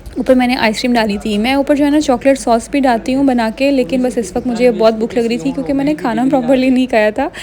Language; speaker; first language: Urdu; native; Urdu